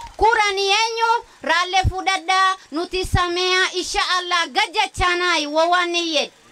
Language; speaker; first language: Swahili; non-native, local second language; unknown